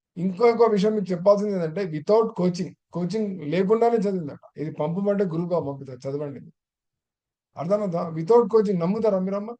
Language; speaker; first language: Telugu; non-native, local second language; Urdu